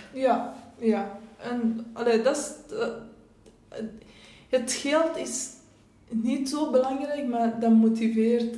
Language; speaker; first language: Dutch; non-native, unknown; Persian